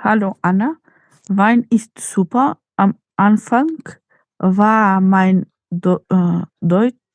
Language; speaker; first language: German; non-native, learner; Macedonian